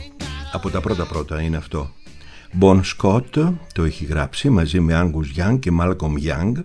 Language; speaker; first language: Greek; native; Greek